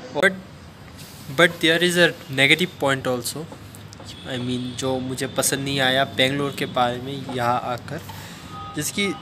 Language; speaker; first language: Hindi; non-native, local second language; Assamese